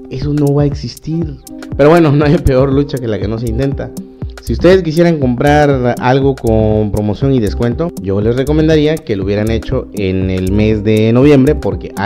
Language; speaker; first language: Spanish; native; Spanish